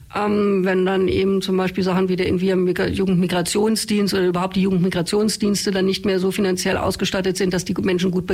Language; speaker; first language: German; native; German